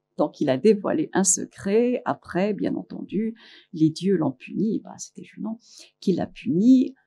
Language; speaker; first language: French; non-native, local second language; Arabic